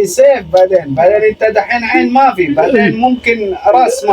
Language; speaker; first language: Arabic; non-native, learner; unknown